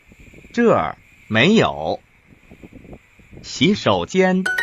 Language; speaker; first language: Chinese; non-native, learner; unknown